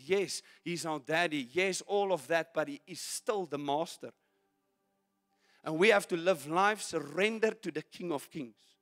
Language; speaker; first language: English; non-native, local second language; Afrikaans